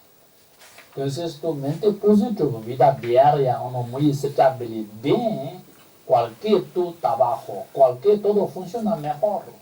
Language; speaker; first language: Spanish; non-native, learner; Tibetan